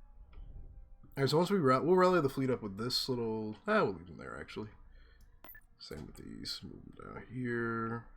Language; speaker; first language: English; native; English